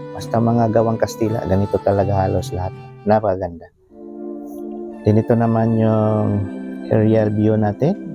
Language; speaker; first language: Filipino; native; Filipino